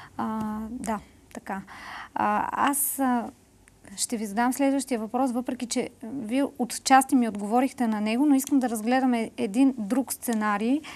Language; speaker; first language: Bulgarian; native; Bulgarian